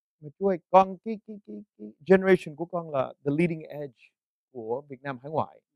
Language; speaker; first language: Vietnamese; early bilingual, other home language; English